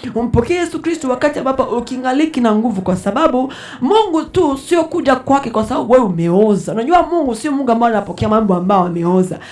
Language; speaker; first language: Swahili; non-native, local second language; Rundi